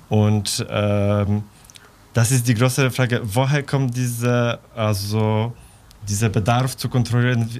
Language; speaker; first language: German; non-native, fluent; Polish